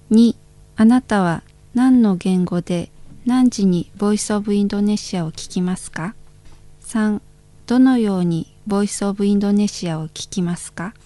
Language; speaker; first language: Japanese; non-native, fluent; Indonesian